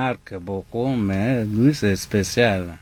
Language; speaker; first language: French; non-native, local second language; Igbo